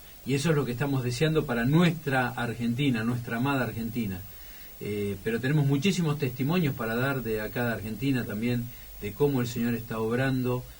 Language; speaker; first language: Spanish; native; Spanish